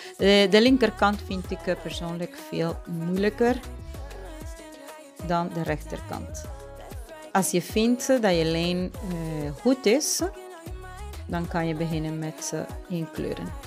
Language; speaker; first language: Dutch; non-native, fluent; Spanish